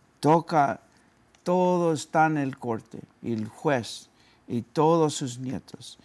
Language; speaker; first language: Spanish; early bilingual, heritage; Spanish